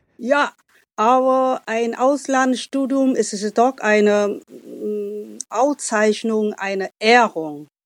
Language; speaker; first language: German; non-native, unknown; Vietnamese